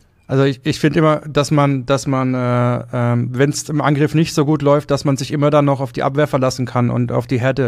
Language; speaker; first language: German; native; German